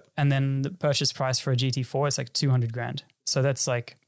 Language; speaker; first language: English; native; English